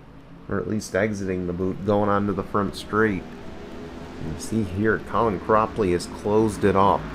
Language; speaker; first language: English; native; English